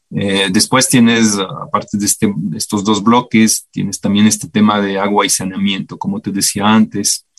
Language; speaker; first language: Spanish; non-native, fluent; French